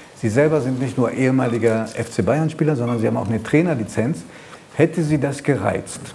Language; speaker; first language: German; native; German